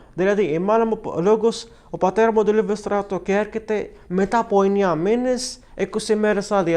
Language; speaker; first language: Greek; non-native, learner; Arabic